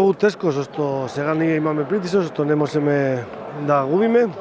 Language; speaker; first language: Macedonian; non-native, learner; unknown